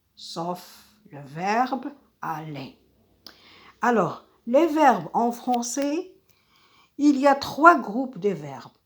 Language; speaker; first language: French; non-native, local second language; Arabic